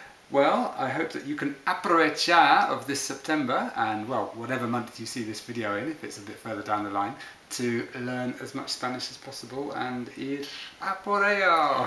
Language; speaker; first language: English; native; English